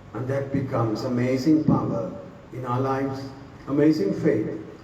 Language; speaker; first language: English; non-native, local second language; Sinhala